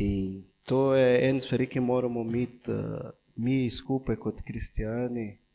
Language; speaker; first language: Slovenian; non-native, fluent; Portuguese